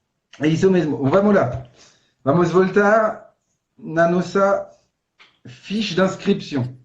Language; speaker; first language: Portuguese; non-native, fluent; French